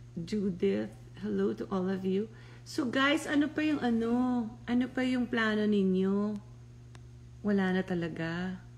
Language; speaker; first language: Filipino; native; Filipino